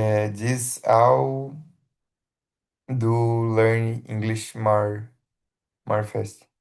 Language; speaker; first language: English; non-native, learner; Portuguese